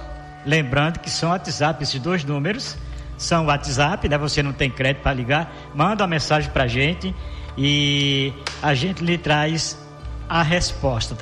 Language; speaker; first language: Portuguese; native; Portuguese